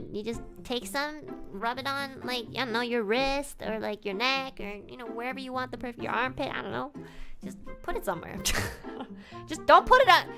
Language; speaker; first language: English; native; English